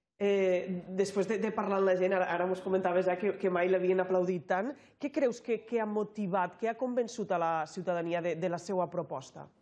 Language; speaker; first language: Catalan; native; Catalan